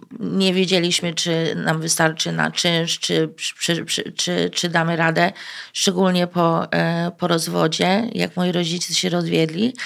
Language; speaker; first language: Polish; early bilingual, heritage; Polish